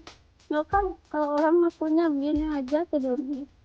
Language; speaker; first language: Indonesian; native; Indonesian